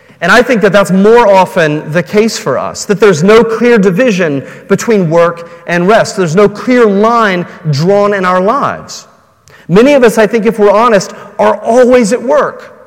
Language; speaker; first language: English; native; English